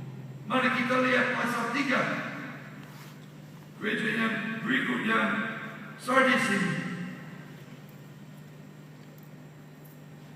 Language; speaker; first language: Indonesian; non-native, learner; English